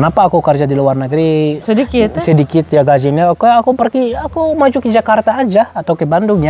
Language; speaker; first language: Indonesian; non-native, fluent; Arabic